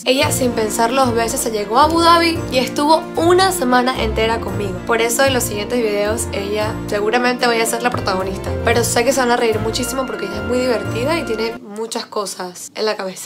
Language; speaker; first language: Spanish; native; Spanish